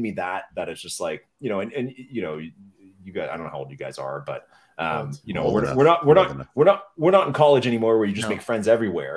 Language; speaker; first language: English; non-native, fluent; French